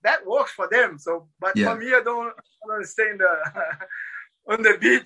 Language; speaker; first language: English; non-native, learner; Portuguese